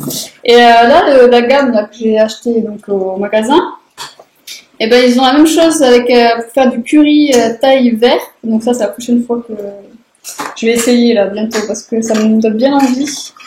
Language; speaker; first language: French; native; French